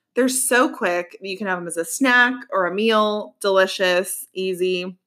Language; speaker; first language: English; native; English